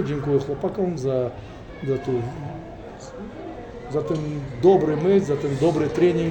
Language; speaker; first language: Polish; non-native, fluent; Russian